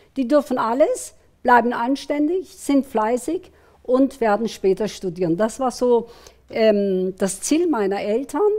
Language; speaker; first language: German; early bilingual, other home language; Kurdish